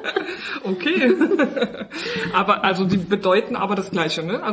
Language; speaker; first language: German; native; German